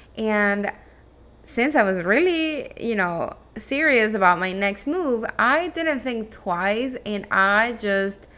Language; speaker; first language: English; non-native, fluent; Spanish